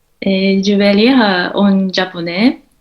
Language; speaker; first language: French; non-native, learner; Japanese